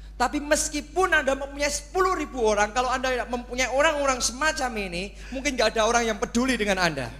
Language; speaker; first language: Indonesian; native; Indonesian